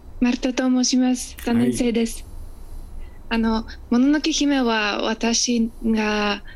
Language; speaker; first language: Japanese; non-native, fluent; Bulgarian